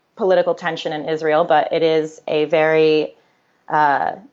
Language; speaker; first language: English; native; English